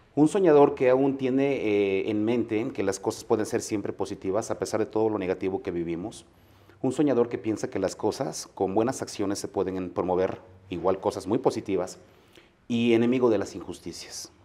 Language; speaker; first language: Spanish; native; Spanish